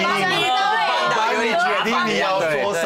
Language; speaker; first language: Chinese; non-native, fluent; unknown